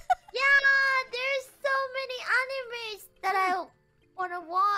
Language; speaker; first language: English; non-native, learner; Japanese